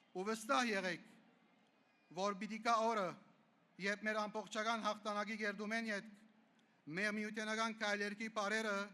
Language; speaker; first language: Armenian; native; Armenian